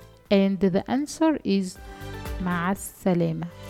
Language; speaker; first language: English; non-native, fluent; Arabic